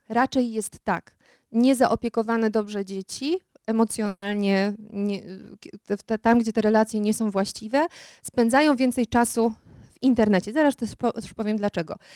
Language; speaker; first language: Polish; native; Polish